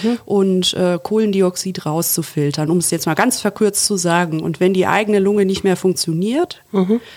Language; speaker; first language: German; native; German